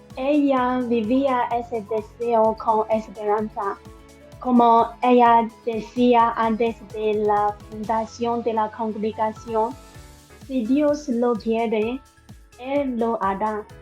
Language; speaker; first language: Spanish; non-native, learner; Chinese